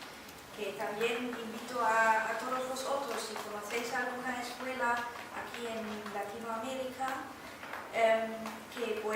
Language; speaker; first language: Spanish; non-native, fluent; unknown